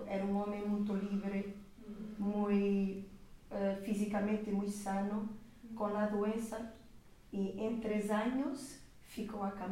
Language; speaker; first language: Spanish; non-native, learner; Portuguese